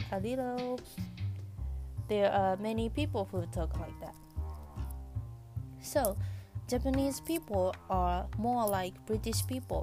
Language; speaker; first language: English; non-native, fluent; Japanese